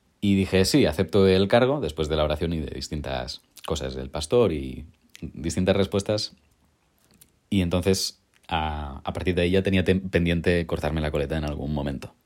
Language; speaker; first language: Spanish; native; Spanish